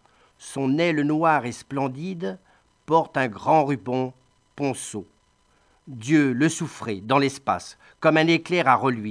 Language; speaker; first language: French; native; French